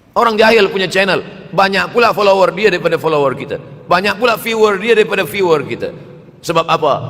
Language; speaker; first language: Malay; native; Malay